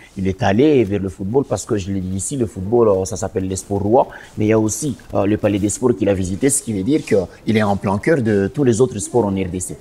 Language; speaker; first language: French; non-native, local second language; Swahili